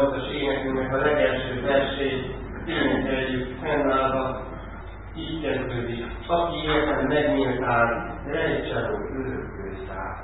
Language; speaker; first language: Hungarian; native; Hungarian